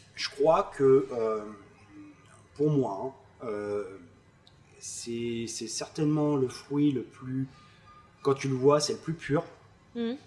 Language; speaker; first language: French; native; French